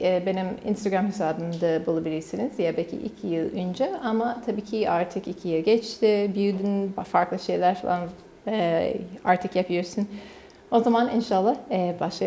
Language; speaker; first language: Turkish; non-native, learner; English